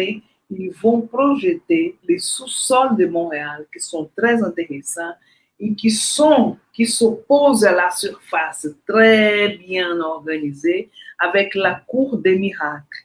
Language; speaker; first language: French; non-native, fluent; Portuguese